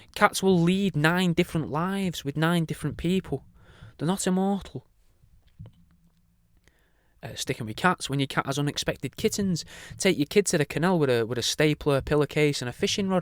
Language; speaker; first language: English; native; English